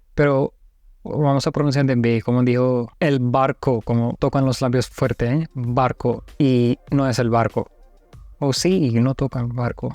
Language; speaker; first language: Spanish; non-native, learner; Hindi